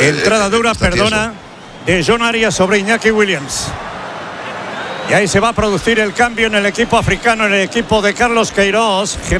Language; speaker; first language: Spanish; native; Spanish